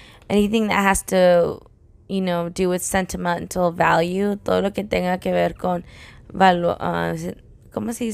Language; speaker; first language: Spanish; early bilingual, heritage; Spanish